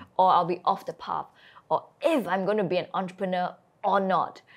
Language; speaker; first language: English; native; English